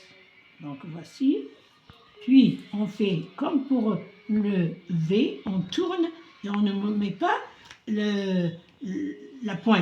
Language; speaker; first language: French; non-native, local second language; Arabic